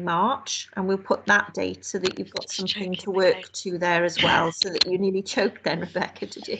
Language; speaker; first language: English; native; English